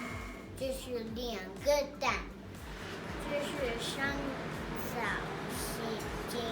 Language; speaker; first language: Chinese; non-native, learner; English